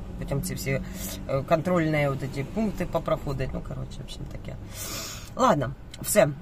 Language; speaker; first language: Ukrainian; non-native, local second language; Russian